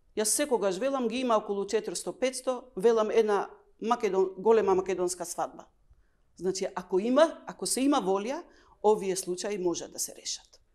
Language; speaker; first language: Macedonian; non-native, local second language; Albanian